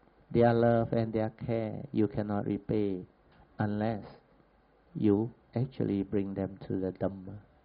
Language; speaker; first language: English; non-native, local second language; Min Nan Chinese